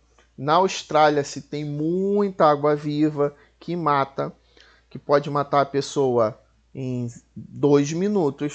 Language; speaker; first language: Portuguese; native; Portuguese